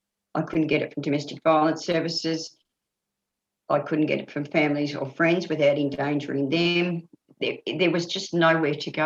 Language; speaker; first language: English; native; English